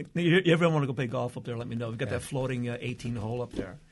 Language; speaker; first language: English; early bilingual, other home language; Portuguese